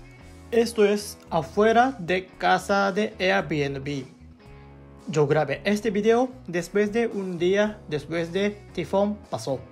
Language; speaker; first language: Spanish; non-native, learner; Japanese